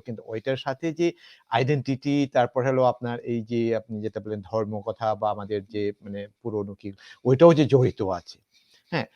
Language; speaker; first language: Bangla; non-native, local second language; Manipuri